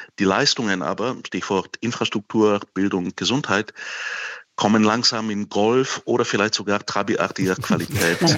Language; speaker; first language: German; non-native, fluent; Bulgarian